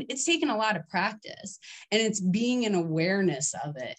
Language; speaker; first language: English; native; English